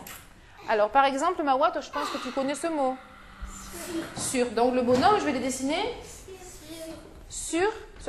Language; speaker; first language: French; native; French